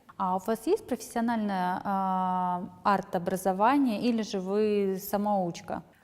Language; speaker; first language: Russian; native; Russian